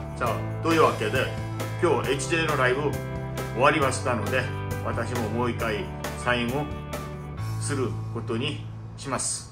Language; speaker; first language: Japanese; non-native, fluent; Korean